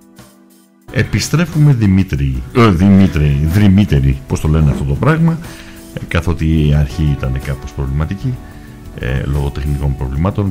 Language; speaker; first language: Greek; native; Greek